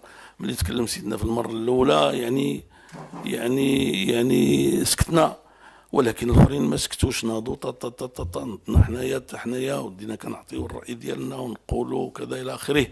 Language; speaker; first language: Arabic; native; Arabic